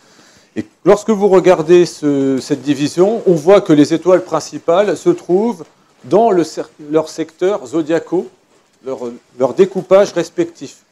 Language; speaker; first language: French; native; French